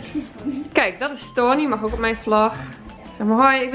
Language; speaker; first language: Dutch; native; Dutch